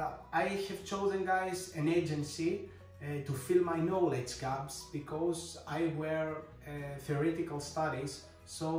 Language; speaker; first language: English; non-native, fluent; Greek